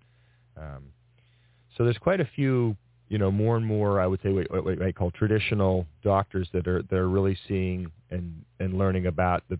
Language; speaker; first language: English; native; English